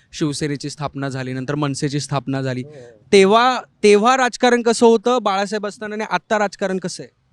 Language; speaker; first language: Marathi; native; Marathi